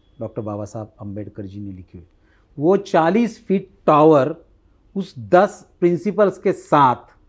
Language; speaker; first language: Hindi; non-native, local second language; Marathi